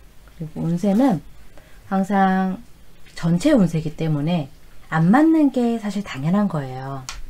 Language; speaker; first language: Korean; native; Korean